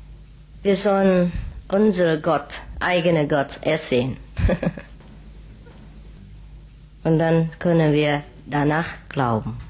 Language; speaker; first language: German; non-native, fluent; Vietnamese